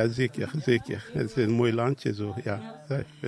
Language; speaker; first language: Dutch; non-native, learner; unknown